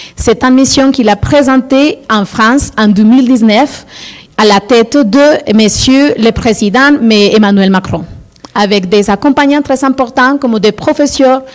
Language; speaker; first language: French; non-native, fluent; Spanish